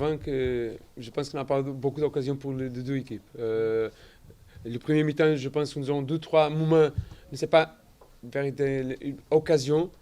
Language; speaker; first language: French; non-native, learner; Portuguese